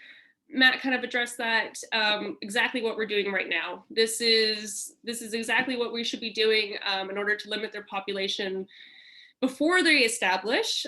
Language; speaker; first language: English; native; English